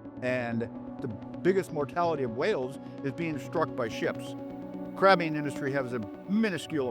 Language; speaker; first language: English; native; English